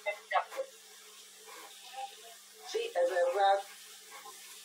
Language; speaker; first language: Spanish; non-native, learner; Portuguese